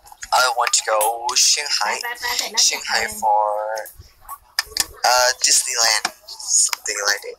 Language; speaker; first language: English; non-native, learner; Thai